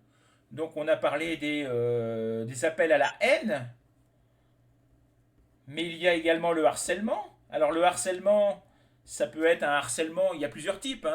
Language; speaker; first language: French; native; French